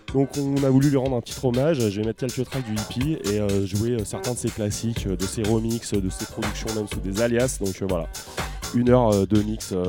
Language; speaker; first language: French; native; French